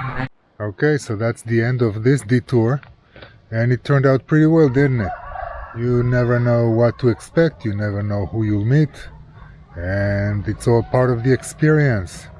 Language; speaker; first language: English; non-native, fluent; Hebrew